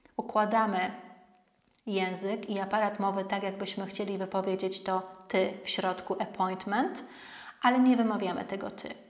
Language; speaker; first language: Polish; native; Polish